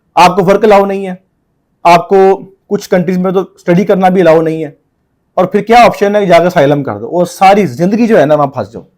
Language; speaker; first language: Urdu; non-native, local second language; Punjabi